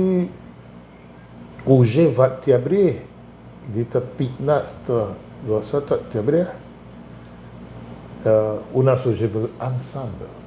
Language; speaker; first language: Russian; non-native, fluent; Spanish